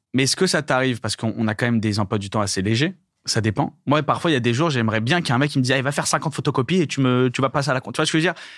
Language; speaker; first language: French; native; French